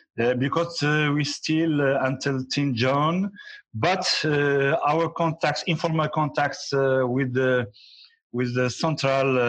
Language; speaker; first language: English; non-native, learner; Arabic